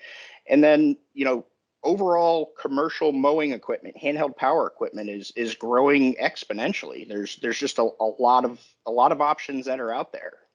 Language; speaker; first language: English; native; English